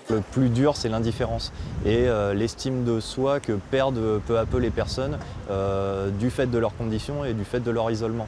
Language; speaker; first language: French; native; French